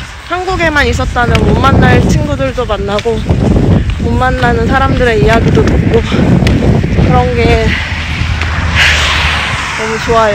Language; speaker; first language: Korean; native; Korean